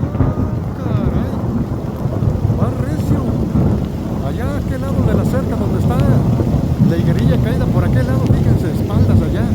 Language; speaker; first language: Spanish; native; Spanish